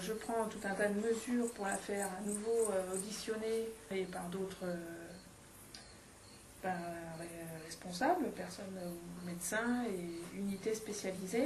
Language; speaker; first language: French; native; French